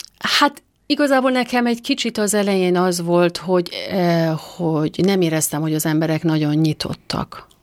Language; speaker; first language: Hungarian; non-native, fluent; Persian